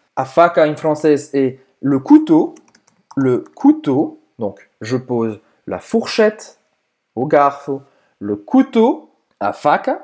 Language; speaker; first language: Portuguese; non-native, fluent; French